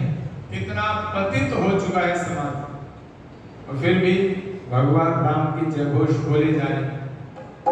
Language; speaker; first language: Hindi; native; Hindi